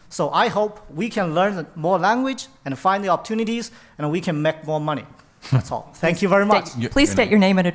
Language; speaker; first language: English; non-native, fluent; Chinese